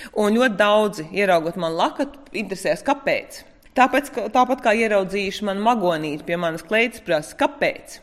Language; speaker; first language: Latvian; native; Latvian